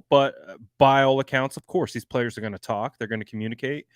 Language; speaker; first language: English; native; English